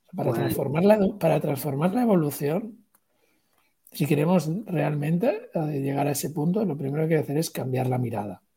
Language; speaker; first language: Spanish; native; Spanish